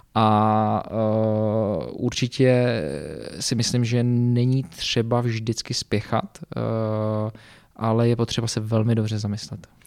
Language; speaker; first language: Czech; native; Czech